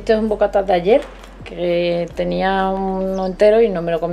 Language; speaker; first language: Spanish; native; Spanish